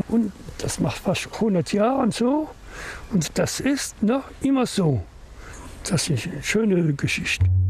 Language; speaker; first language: German; non-native, learner; French